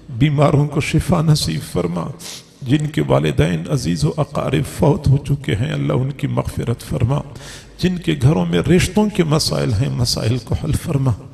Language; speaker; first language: Urdu; non-native, local second language; Punjabi